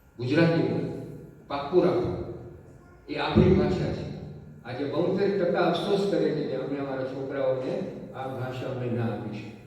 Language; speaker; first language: Gujarati; early bilingual, heritage; Gujarati